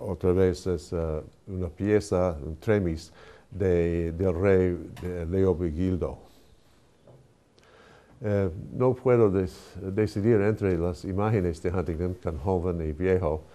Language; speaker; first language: Spanish; non-native, fluent; English